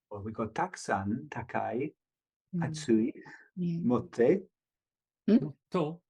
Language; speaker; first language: Japanese; non-native, learner; English